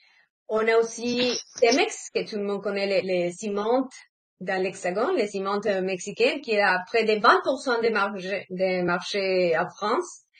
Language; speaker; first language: French; non-native, fluent; Spanish